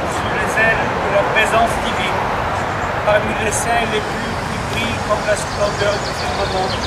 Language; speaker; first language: English; non-native, fluent; Hebrew